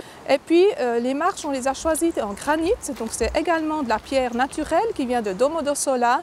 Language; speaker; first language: French; native; French